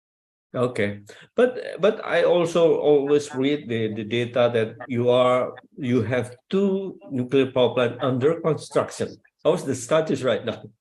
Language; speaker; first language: English; non-native, fluent; Indonesian